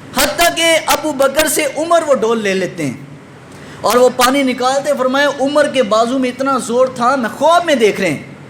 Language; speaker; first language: Urdu; non-native, local second language; Punjabi